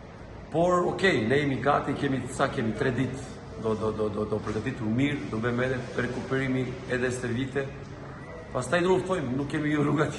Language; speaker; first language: Albanian; non-native, learner; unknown